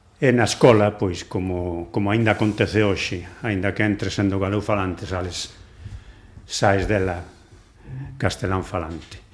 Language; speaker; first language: Galician; non-native, local second language; Spanish